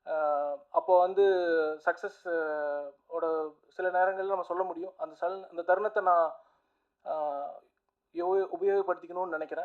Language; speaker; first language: Tamil; native; Tamil